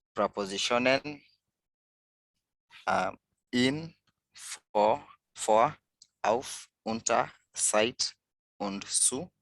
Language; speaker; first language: German; non-native, learner; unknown